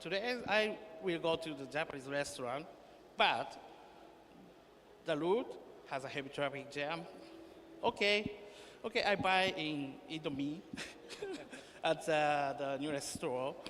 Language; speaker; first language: English; non-native, learner; Japanese